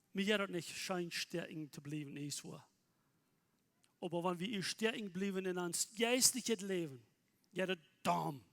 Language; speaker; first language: German; non-native, learner; Plautdietsch